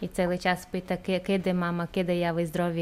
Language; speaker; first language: Polish; non-native, learner; Chechen